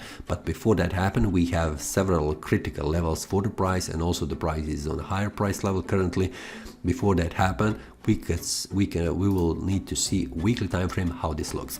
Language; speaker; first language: English; non-native, fluent; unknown